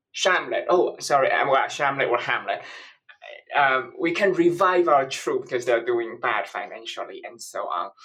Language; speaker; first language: English; non-native, fluent; Chinese